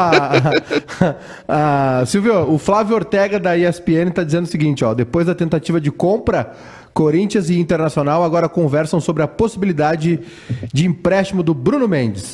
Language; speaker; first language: Portuguese; native; Portuguese